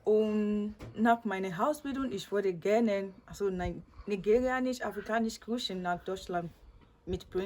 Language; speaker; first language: German; non-native, learner; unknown